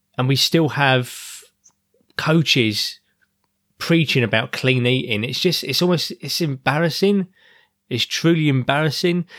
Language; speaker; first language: English; native; English